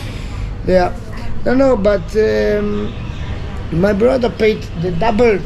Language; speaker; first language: English; non-native, learner; Italian